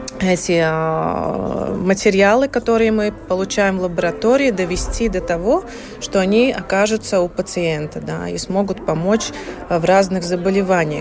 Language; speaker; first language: Russian; non-native, local second language; Latvian